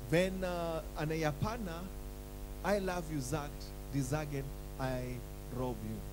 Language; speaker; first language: German; non-native, learner; English